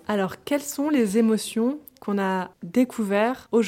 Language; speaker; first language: French; native; French